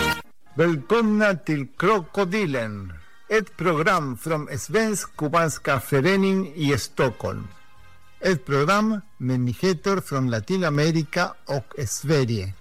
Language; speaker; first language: Swedish; non-native, fluent; Spanish